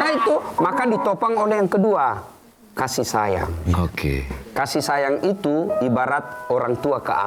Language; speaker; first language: Indonesian; native; Indonesian